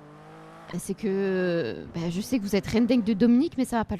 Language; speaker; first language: French; native; French